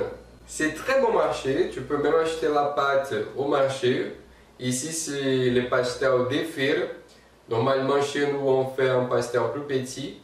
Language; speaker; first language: French; non-native, fluent; Portuguese